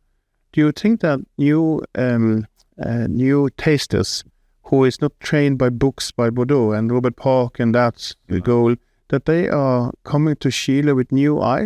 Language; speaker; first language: English; non-native, fluent; Norwegian